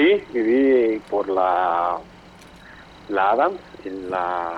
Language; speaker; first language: Spanish; native; Spanish